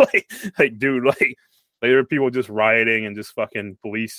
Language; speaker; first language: English; native; English